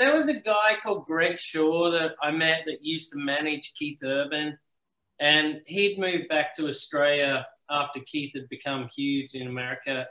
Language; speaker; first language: English; native; English